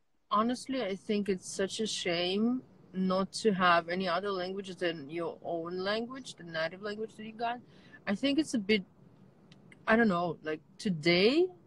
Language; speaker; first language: English; non-native, fluent; Russian